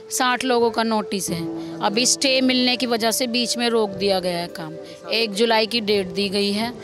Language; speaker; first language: Hindi; native; Hindi